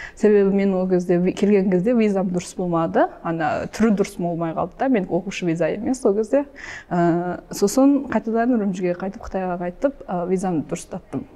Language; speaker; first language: Kazakh; early bilingual, heritage; Kazakh